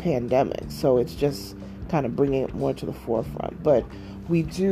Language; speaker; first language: English; native; English